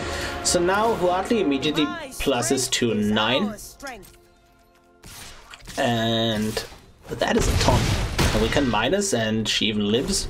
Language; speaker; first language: English; non-native, fluent; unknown